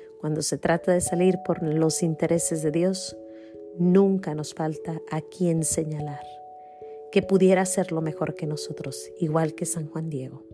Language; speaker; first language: Spanish; native; Spanish